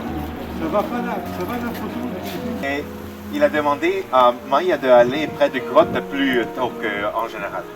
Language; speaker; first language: French; non-native, fluent; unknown